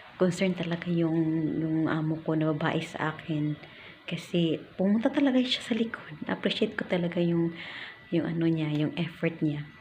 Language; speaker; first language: Filipino; non-native, local second language; Cebuano